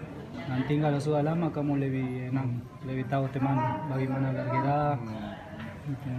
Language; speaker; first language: Indonesian; non-native, learner; Spanish